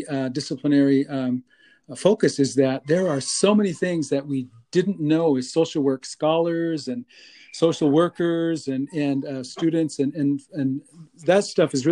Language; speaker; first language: English; native; English